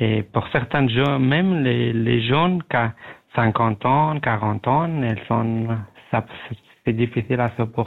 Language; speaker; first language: French; non-native, learner; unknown